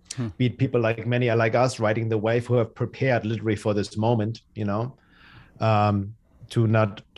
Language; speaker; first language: English; non-native, fluent; German